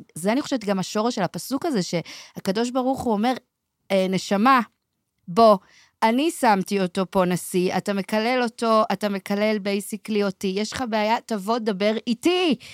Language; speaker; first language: Hebrew; native; Hebrew